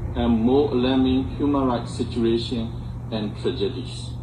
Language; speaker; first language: English; non-native, fluent; Burmese